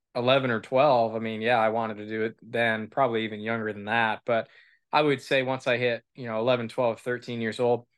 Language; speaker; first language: English; native; English